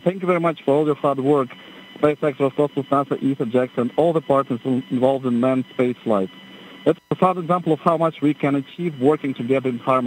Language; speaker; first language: English; non-native, fluent; Russian